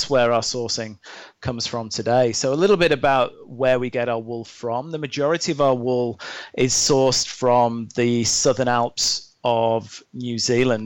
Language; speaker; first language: English; native; English